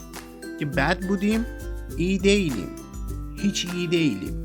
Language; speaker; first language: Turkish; non-native, fluent; Persian